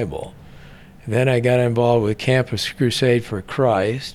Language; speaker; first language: English; native; English